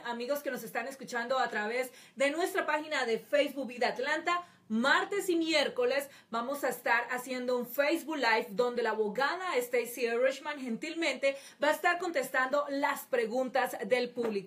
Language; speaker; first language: Spanish; native; Spanish